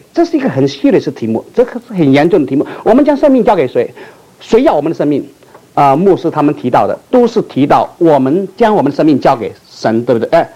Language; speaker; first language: Chinese; non-native, local second language; Min Nan Chinese